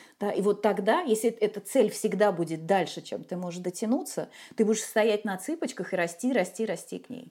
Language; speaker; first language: Russian; native; Russian